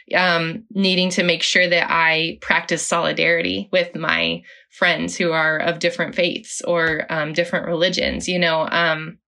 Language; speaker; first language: English; native; English